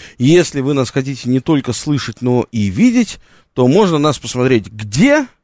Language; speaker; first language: Russian; native; Russian